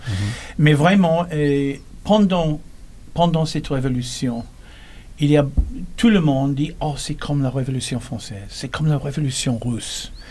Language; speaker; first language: French; non-native, learner; English